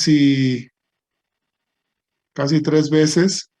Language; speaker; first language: Spanish; native; Spanish